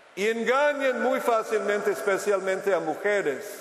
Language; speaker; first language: Spanish; non-native, fluent; English